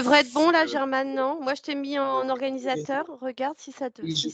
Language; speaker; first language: French; native; French